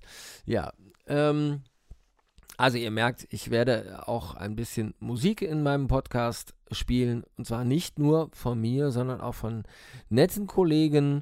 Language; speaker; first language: German; native; German